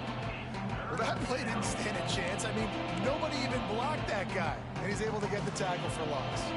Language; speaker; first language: English; native; English